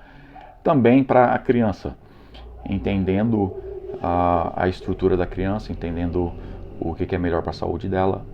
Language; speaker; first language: Portuguese; non-native, fluent; English